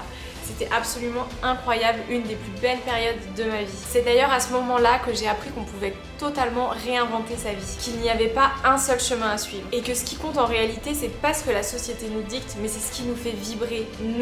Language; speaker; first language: French; native; French